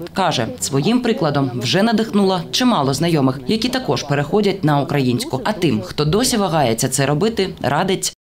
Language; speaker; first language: Ukrainian; native; Ukrainian